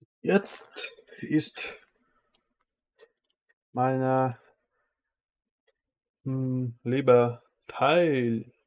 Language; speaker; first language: German; non-native, learner; Russian